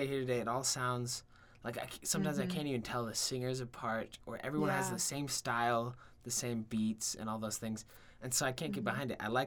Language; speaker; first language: English; native; English